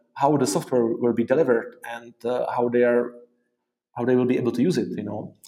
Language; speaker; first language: English; non-native, fluent; Czech